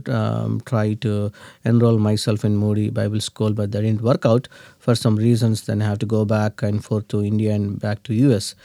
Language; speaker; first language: English; non-native, local second language; Telugu